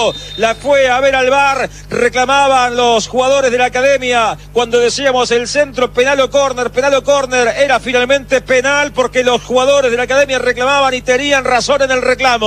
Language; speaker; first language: Spanish; native; Spanish